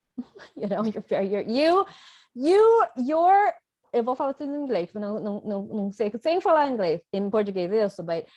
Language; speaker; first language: Portuguese; non-native, fluent; English